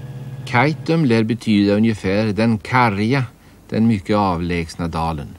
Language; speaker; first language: Swedish; native; Swedish